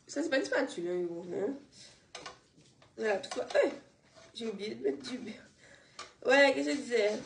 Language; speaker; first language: French; native; French